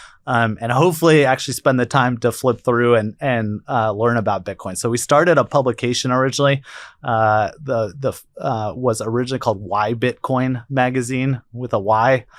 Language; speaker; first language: English; native; English